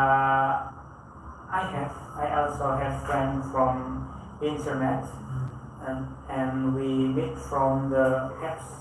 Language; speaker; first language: English; non-native, learner; Indonesian